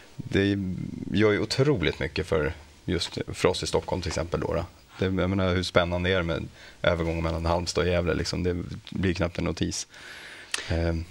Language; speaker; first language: Swedish; native; Swedish